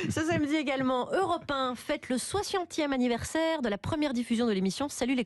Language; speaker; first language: French; native; French